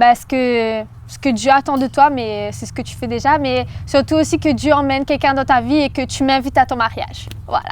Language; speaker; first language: French; native; French